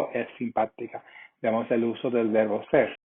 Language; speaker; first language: Spanish; non-native, fluent; English